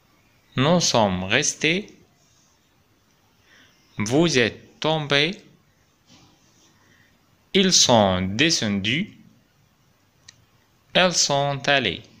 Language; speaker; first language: French; non-native, fluent; Arabic